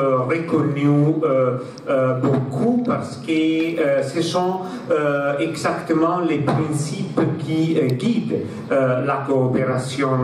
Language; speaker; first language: French; non-native, fluent; Italian